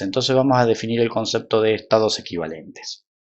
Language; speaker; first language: Spanish; native; Spanish